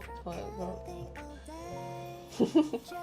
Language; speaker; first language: Korean; non-native, fluent; Japanese